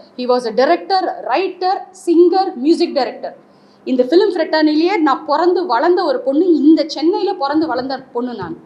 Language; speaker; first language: Tamil; native; Tamil